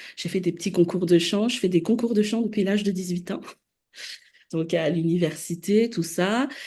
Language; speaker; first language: French; non-native, local second language; Malagasy